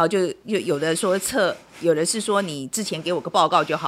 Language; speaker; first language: Chinese; native; Chinese